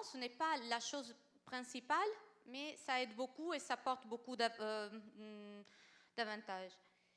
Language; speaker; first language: French; non-native, fluent; Italian